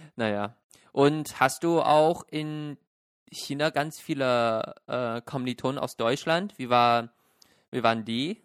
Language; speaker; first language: German; non-native, fluent; Chinese